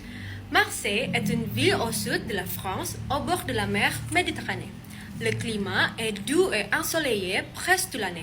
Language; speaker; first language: French; non-native, learner; Indonesian